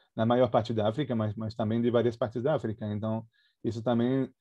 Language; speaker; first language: Portuguese; non-native, fluent; Spanish